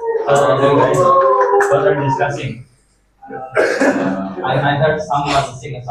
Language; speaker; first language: English; non-native, fluent; Indonesian